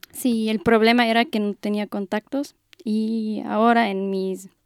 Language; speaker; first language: Spanish; non-native, fluent; German